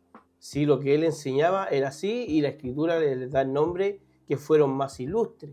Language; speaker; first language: Spanish; native; Spanish